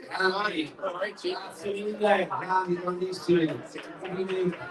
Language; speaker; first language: Italian; native; Italian